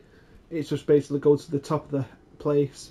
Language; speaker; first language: English; native; English